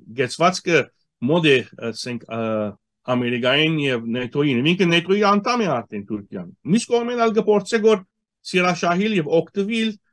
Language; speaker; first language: Armenian; early bilingual, heritage; Armenian